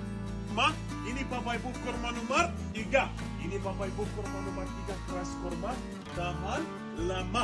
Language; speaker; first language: Indonesian; non-native, learner; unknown